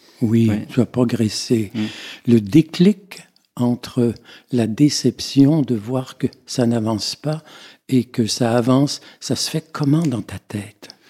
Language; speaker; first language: French; native; French